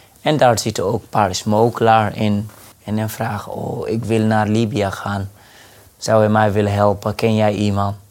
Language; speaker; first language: Dutch; non-native, fluent; Arabic